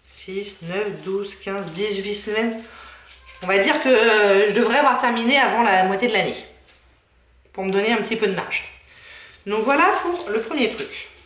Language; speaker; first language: French; native; French